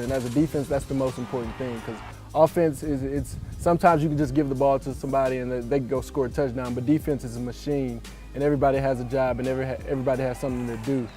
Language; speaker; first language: English; native; English